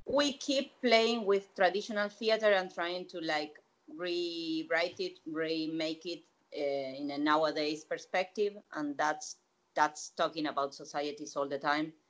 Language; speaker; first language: English; non-native, fluent; Spanish